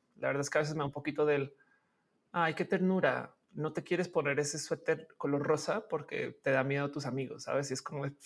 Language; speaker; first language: Spanish; native; Spanish